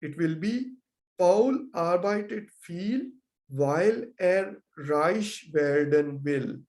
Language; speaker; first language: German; non-native, learner; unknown